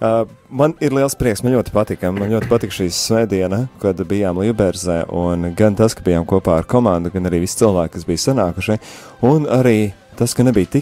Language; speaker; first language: Latvian; native; Latvian